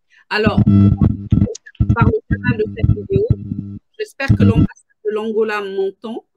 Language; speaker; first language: French; native; French